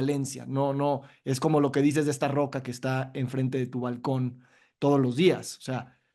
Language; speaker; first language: Spanish; native; Spanish